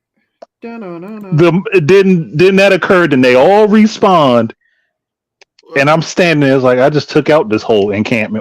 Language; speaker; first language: English; native; English